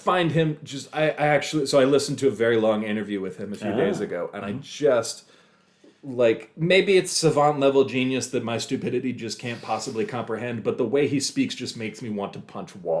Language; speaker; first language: English; native; English